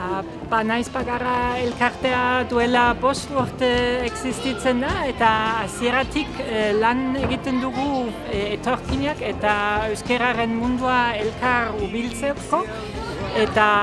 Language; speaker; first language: Basque; non-native, fluent; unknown